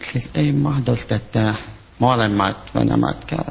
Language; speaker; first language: Finnish; non-native, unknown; Arabic